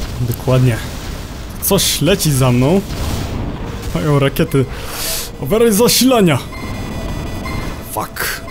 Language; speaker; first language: Polish; native; Polish